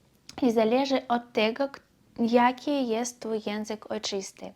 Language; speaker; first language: Polish; non-native, learner; Belarusian